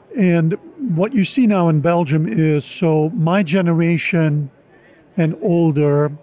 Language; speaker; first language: English; non-native, fluent; Dutch